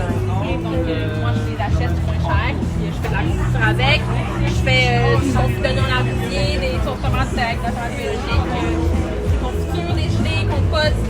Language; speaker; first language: French; native; French